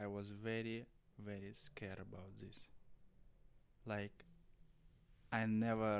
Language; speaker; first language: English; non-native, learner; Russian